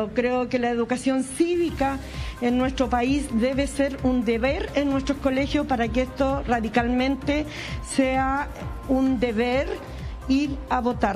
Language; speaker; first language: Spanish; native; Spanish